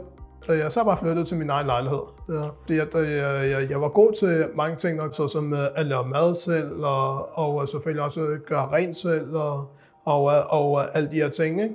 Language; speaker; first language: Danish; non-native, local second language; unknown